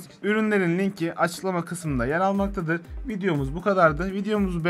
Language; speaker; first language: Turkish; native; Turkish